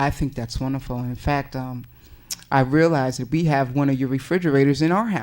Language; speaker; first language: English; native; English